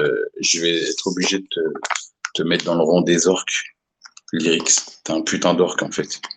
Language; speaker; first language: French; native; French